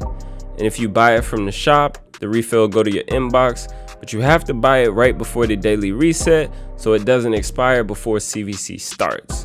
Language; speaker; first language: English; native; English